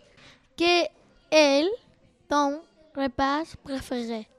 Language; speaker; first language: French; non-native, learner; Spanish